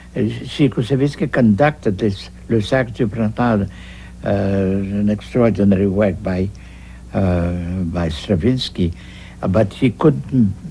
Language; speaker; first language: English; non-native, fluent; Russian